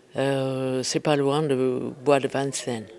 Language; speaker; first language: French; non-native, fluent; English